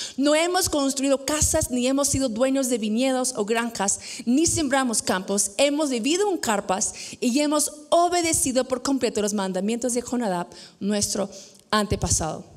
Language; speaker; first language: Spanish; non-native, fluent; English